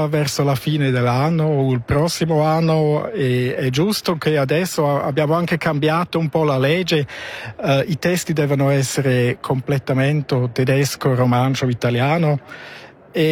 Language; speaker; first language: Italian; non-native, fluent; Romansh